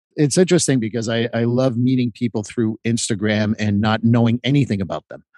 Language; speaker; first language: English; native; English